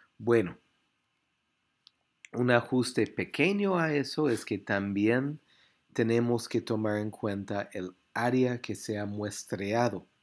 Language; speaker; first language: Spanish; non-native, fluent; English